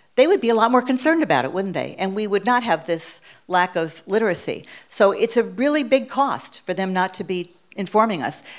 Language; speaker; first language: English; native; English